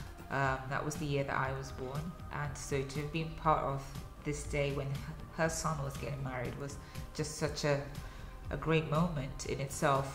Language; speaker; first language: English; early bilingual, other home language; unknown